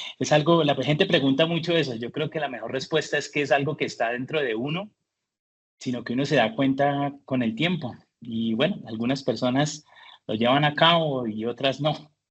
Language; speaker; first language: Spanish; early bilingual, heritage; Spanish